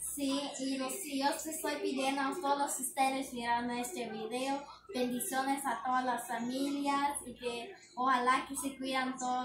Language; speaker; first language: Spanish; early bilingual, heritage; Spanish